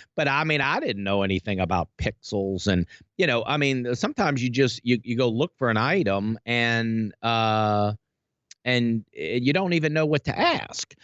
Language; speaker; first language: English; native; English